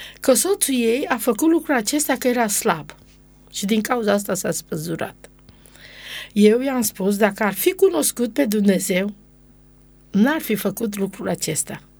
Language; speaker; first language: Romanian; non-native, local second language; Romany